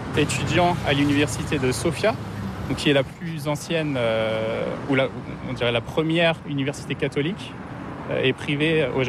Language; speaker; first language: French; native; French